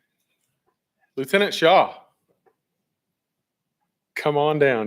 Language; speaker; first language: English; native; English